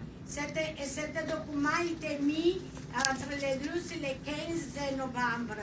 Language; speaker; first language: French; non-native, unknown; Spanish